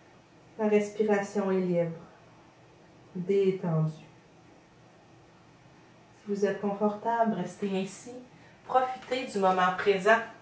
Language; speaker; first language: French; native; French